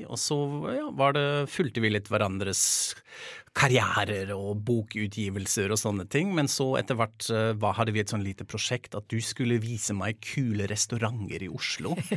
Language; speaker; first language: Norwegian; non-native, fluent; German